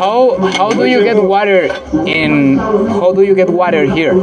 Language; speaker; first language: English; non-native, learner; Spanish